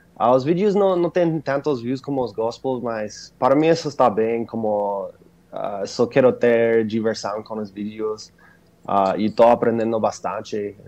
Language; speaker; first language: Portuguese; non-native, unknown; English